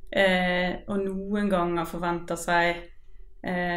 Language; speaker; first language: Norwegian; native; Norwegian